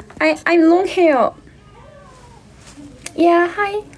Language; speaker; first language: English; non-native, learner; Korean